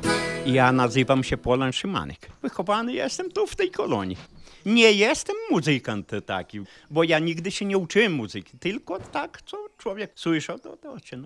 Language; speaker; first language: Polish; early bilingual, heritage; Polish